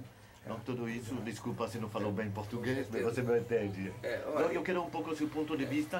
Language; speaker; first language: Portuguese; non-native, learner; French